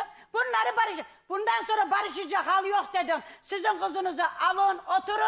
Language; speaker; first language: Turkish; native; Turkish